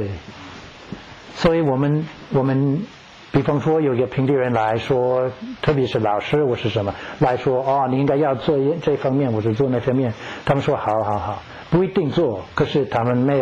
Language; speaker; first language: Chinese; non-native, learner; English